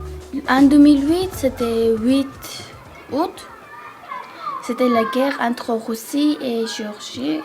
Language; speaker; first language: French; non-native, learner; Georgian